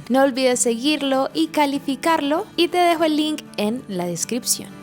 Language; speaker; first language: Spanish; native; Spanish